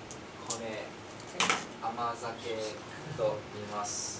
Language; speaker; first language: Japanese; non-native, learner; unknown